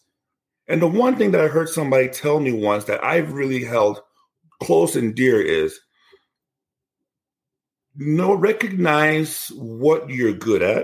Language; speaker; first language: English; non-native, local second language; Igbo